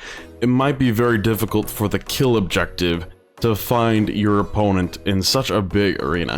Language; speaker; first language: English; native; English